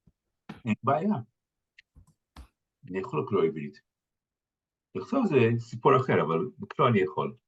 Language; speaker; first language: Hebrew; non-native, fluent; English